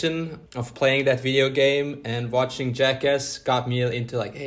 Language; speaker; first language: English; non-native, fluent; Norwegian